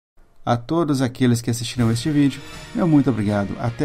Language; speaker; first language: Portuguese; native; Portuguese